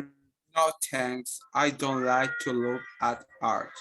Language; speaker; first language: English; non-native, learner; Spanish